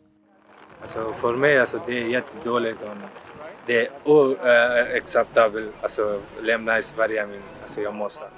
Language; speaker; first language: Swedish; non-native, learner; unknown